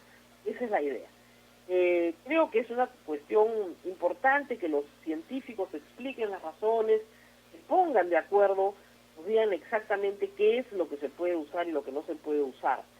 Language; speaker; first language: Spanish; native; Spanish